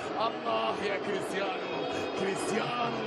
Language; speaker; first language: Arabic; native; Arabic